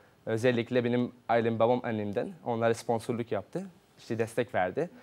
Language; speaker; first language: Turkish; non-native, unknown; Persian